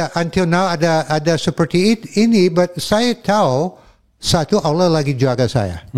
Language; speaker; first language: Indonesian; non-native, fluent; English